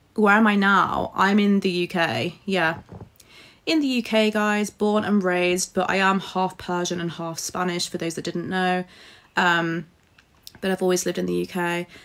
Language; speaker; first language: English; native; English